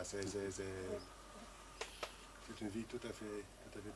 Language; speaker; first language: French; non-native, local second language; Dutch